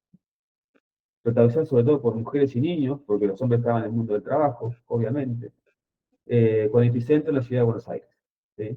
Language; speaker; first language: Spanish; native; Spanish